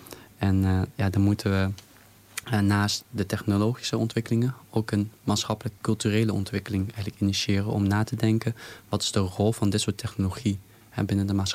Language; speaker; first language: Dutch; native; Dutch